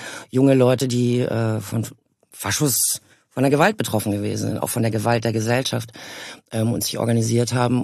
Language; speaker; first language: German; native; German